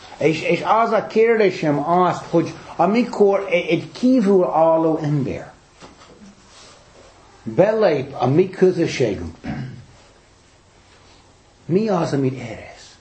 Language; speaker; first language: Hungarian; non-native, fluent; English